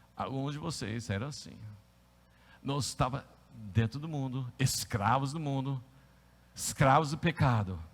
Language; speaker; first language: Portuguese; non-native, fluent; English